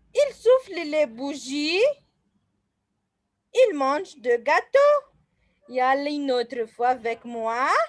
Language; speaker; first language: French; non-native, fluent; Arabic